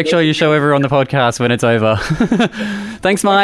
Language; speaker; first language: English; native; English